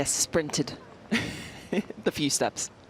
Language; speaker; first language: English; native; English